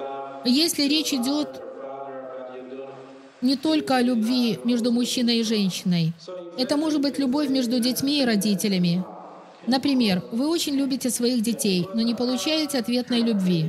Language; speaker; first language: Russian; native; Russian